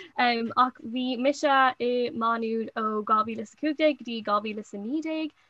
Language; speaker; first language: Irish; non-native, local second language; English